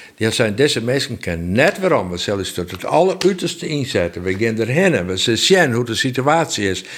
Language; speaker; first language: Dutch; non-native, local second language; Western Frisian